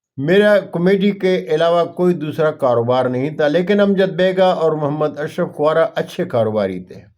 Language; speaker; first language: Urdu; non-native, local second language; Punjabi